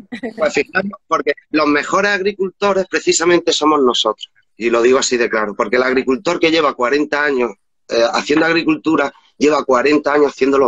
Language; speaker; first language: Spanish; native; Spanish